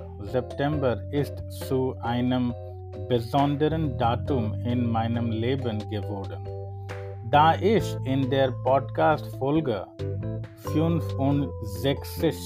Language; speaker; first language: German; non-native, fluent; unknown